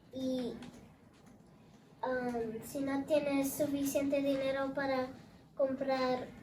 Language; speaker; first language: Spanish; early bilingual, heritage; Spanish